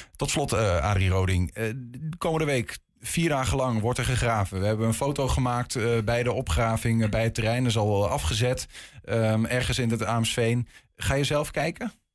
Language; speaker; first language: Dutch; native; Dutch